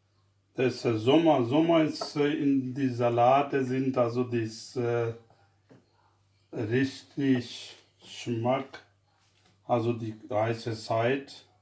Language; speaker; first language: German; non-native, fluent; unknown